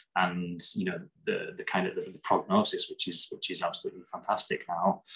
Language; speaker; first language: English; native; English